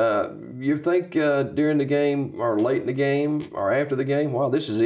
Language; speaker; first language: English; native; English